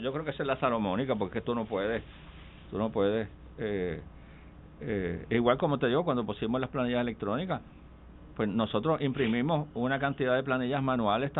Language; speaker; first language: Spanish; native; Spanish